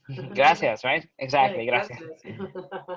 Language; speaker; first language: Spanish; early bilingual, heritage; Spanish